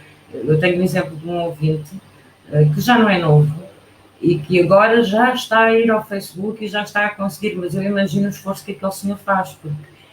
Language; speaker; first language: Portuguese; native; Portuguese